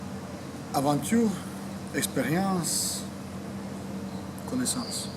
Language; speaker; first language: French; non-native, fluent; Croatian